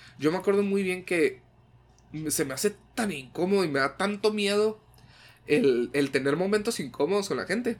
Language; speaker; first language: Spanish; native; Spanish